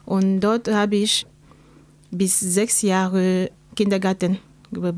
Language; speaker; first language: German; non-native, learner; French